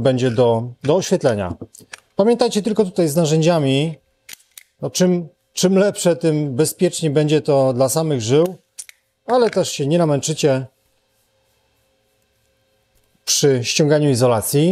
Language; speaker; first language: Polish; native; Polish